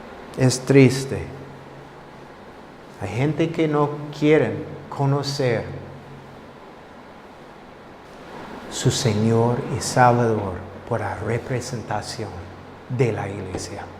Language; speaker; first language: Spanish; non-native, fluent; English